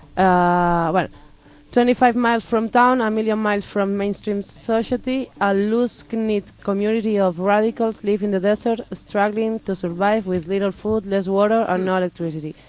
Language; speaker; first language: English; non-native, learner; Spanish